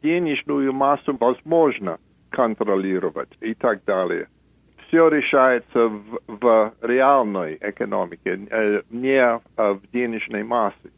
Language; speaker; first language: Russian; non-native, fluent; English